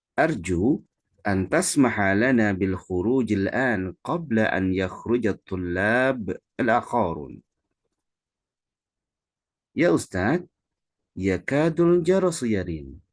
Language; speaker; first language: Arabic; non-native, fluent; Indonesian